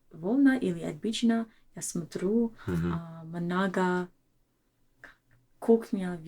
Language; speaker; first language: Russian; non-native, learner; English